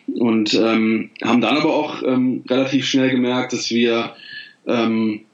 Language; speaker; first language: German; native; German